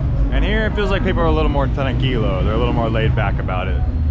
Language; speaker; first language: English; native; English